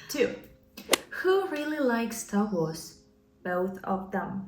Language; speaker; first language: English; non-native, fluent; Ukrainian